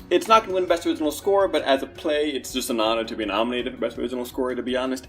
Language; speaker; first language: English; native; English